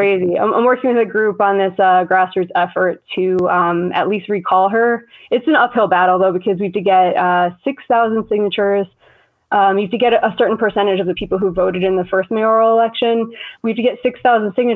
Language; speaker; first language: English; native; English